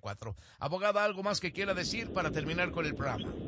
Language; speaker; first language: Spanish; native; Spanish